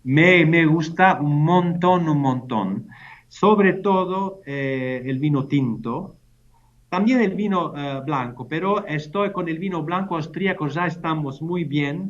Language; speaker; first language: Spanish; non-native, fluent; German